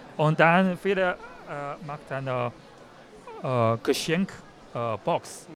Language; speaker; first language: German; non-native, learner; Chinese